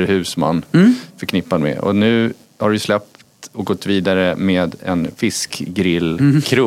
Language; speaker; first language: Swedish; native; Swedish